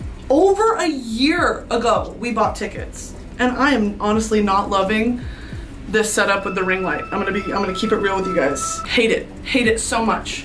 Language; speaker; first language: English; native; English